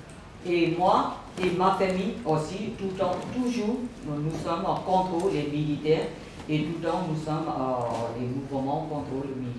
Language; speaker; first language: French; non-native, learner; Burmese